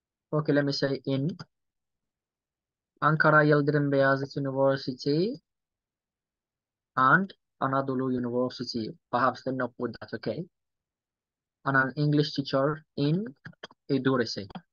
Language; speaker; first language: English; non-native, local second language; Yoruba